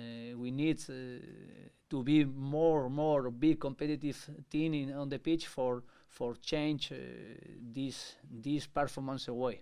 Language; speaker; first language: English; non-native, learner; Spanish